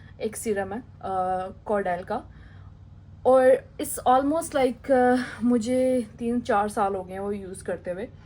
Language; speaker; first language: Urdu; native; Urdu